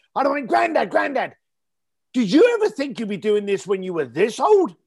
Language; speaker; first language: English; native; English